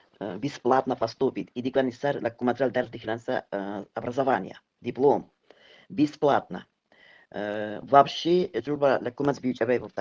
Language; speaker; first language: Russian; non-native, local second language; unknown